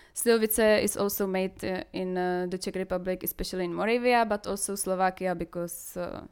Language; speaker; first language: English; non-native, fluent; Czech